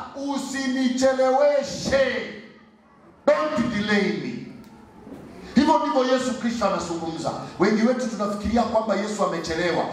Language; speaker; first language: Swahili; non-native, local second language; Gusii